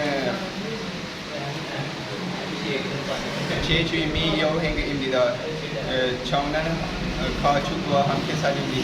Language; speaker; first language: Korean; non-native, learner; Urdu